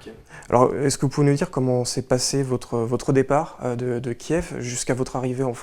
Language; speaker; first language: French; native; French